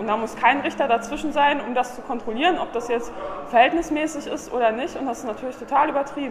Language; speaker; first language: German; native; German